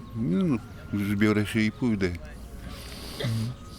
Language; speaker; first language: Polish; native; Polish